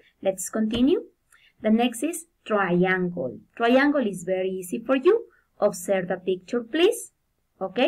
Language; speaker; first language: English; non-native, fluent; Spanish